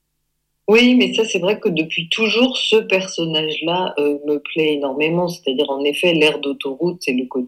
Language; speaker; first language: French; native; French